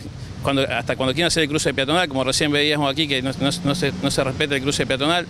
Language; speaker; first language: Spanish; native; Spanish